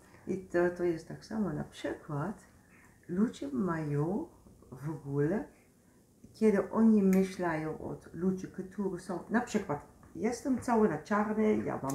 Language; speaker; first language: Polish; non-native, learner; Dutch